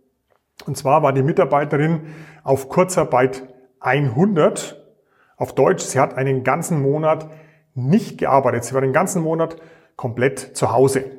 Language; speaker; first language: German; native; German